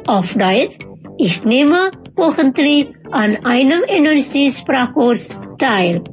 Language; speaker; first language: German; non-native, fluent; Indonesian